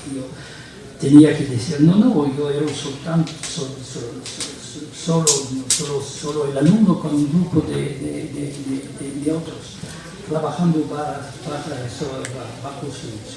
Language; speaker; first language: Spanish; non-native, fluent; French